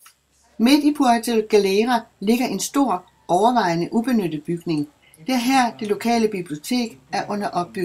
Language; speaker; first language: Danish; native; Danish